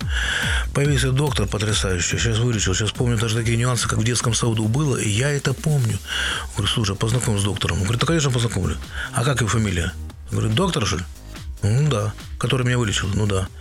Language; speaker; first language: Russian; native; Russian